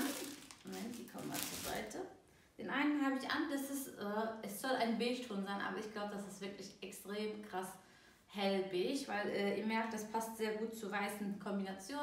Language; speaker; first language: German; early bilingual, other home language; Turkish